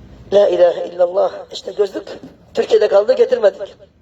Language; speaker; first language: Turkish; non-native, fluent; Arabic